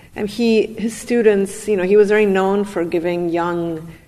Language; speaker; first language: English; non-native, fluent; Russian